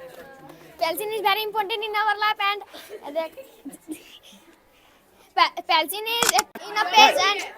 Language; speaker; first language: English; non-native, learner; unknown